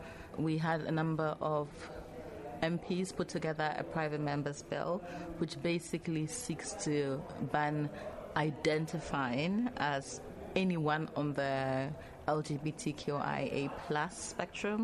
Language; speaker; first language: English; non-native, local second language; Akan